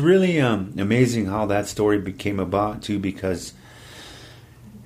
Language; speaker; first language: English; native; English